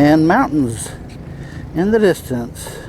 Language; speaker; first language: English; native; English